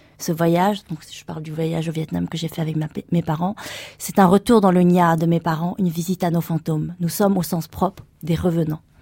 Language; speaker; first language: French; early bilingual, other home language; Vietnamese